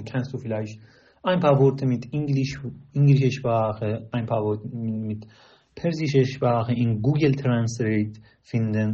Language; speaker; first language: German; non-native, learner; Persian